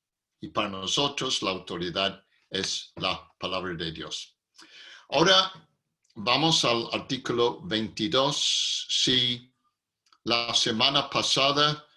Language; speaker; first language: Spanish; non-native, fluent; English